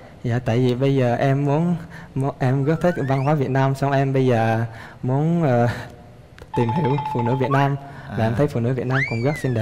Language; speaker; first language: Vietnamese; early bilingual, heritage; Vietnamese